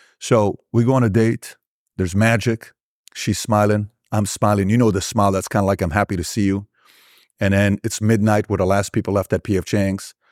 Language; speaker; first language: English; early bilingual, other home language; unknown